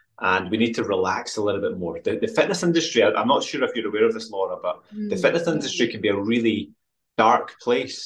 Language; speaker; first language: English; native; English